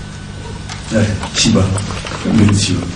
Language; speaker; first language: French; non-native, learner; Japanese